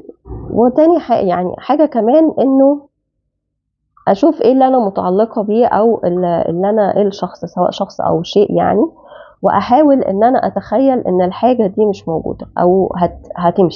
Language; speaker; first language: Arabic; native; Arabic